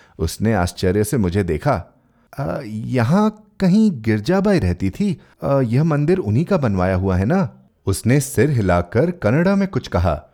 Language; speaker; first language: Hindi; native; Hindi